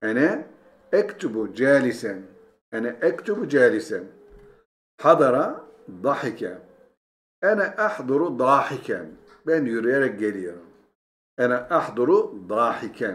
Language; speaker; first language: Arabic; non-native, fluent; Turkish